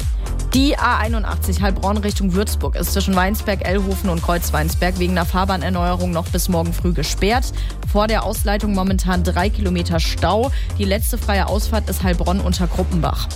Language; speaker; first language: German; native; German